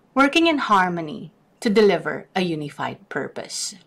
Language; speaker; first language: English; non-native, local second language; Filipino